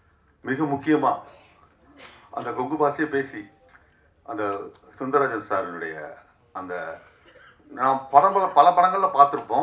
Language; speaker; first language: Tamil; native; Tamil